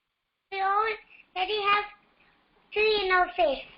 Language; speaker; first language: English; non-native, learner; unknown